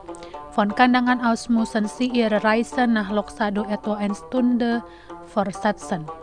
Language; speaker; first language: German; non-native, fluent; Indonesian